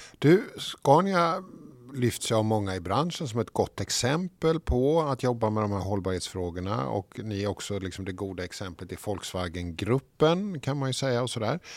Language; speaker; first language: Swedish; native; Swedish